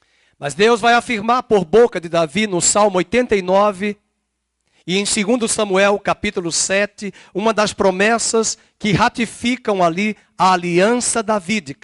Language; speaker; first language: Portuguese; native; Portuguese